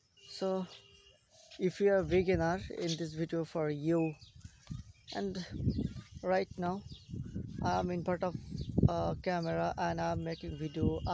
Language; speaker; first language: English; non-native, learner; Bangla